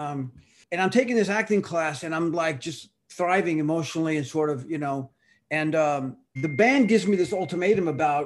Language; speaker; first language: English; early bilingual, other home language; Spanish